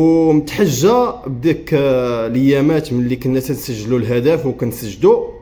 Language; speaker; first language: Arabic; native; Arabic